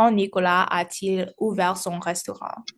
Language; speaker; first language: French; non-native, learner; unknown